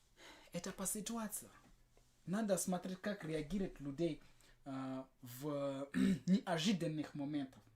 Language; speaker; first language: Russian; non-native, fluent; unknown